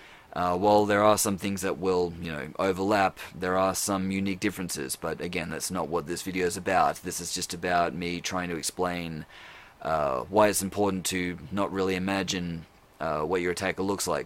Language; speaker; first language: English; native; English